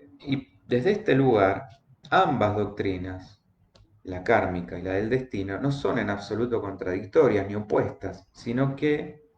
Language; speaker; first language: Spanish; native; Spanish